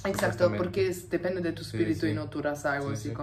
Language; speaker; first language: Spanish; non-native, fluent; German